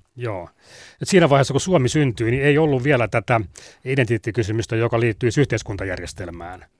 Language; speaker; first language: Finnish; native; Finnish